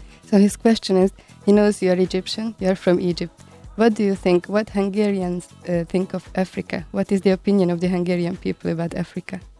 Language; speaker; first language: English; non-native, fluent; Hungarian